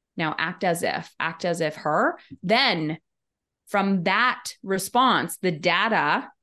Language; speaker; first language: English; native; English